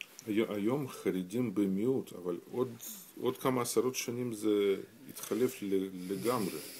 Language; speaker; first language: Hebrew; non-native, fluent; Russian